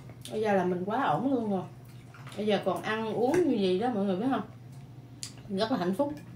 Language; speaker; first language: Vietnamese; native; Vietnamese